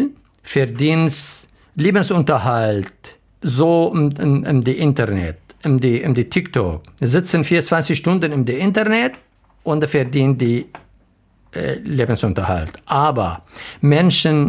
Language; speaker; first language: German; non-native, learner; Arabic